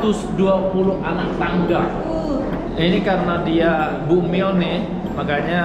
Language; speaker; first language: Indonesian; native; Indonesian